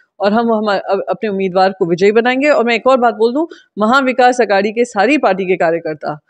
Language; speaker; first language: Hindi; non-native, local second language; Marathi